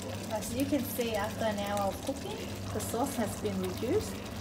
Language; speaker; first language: English; early bilingual, other home language; Vietnamese